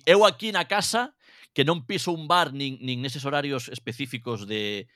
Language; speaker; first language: Galician; native; Galician